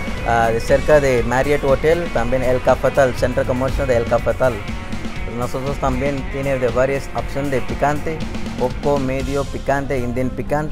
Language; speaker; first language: Spanish; non-native, learner; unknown